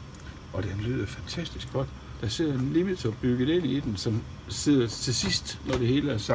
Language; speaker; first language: Danish; native; Danish